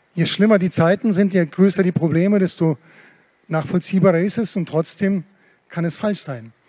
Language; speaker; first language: German; early bilingual, other home language; Russian